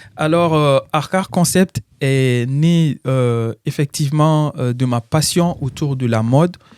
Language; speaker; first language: French; non-native, local second language; Bambara